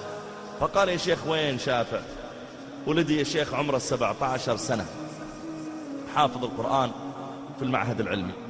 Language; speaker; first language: Arabic; native; Arabic